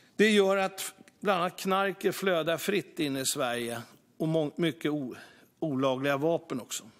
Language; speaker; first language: Swedish; native; Swedish